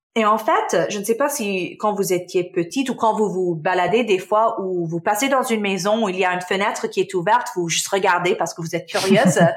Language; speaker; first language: French; early bilingual, other home language; Arabic